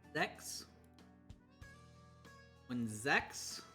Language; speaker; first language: German; non-native, learner; English